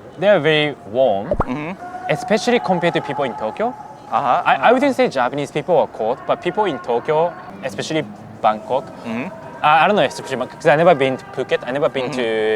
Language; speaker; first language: English; non-native, fluent; Japanese